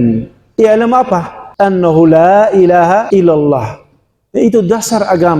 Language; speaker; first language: Indonesian; non-native, fluent; Dutch